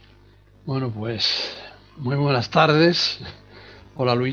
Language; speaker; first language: Spanish; native; Spanish